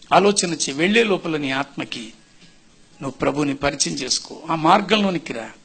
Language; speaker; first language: Telugu; non-native, local second language; Tamil